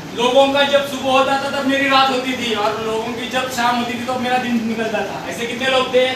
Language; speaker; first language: Hindi; non-native, local second language; Marathi